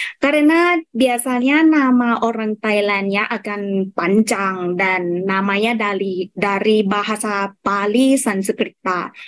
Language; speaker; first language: Indonesian; non-native, fluent; Thai